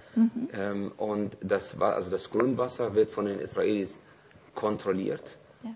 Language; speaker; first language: German; non-native, fluent; Arabic